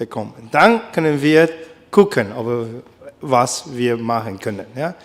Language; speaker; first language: German; non-native, learner; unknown